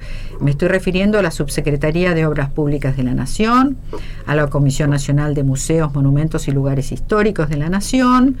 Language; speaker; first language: Spanish; native; Spanish